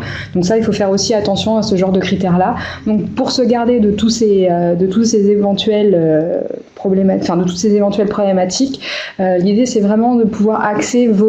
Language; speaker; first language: French; native; French